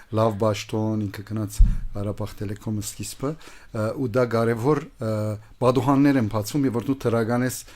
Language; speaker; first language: Armenian; native; Armenian